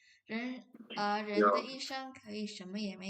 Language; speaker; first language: Chinese; non-native, fluent; Indonesian